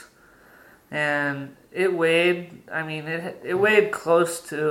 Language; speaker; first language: English; native; English